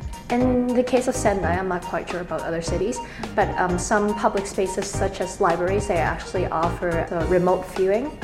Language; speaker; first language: English; native; English